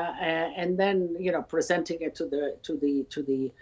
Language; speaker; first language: English; non-native, fluent; Italian